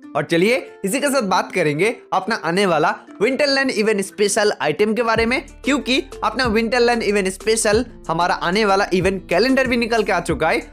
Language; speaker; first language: Hindi; non-native, local second language; Bangla